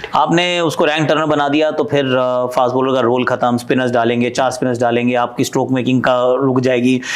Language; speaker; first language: Hindi; native; Hindi